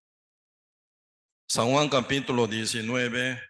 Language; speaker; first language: Spanish; non-native, learner; Korean